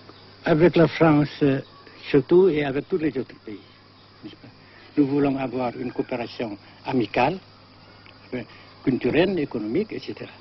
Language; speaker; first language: French; non-native, fluent; Vietnamese